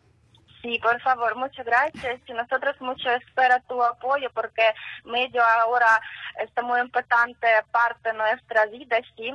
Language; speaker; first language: Spanish; non-native, learner; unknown